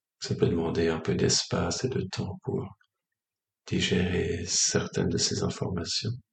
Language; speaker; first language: French; native; French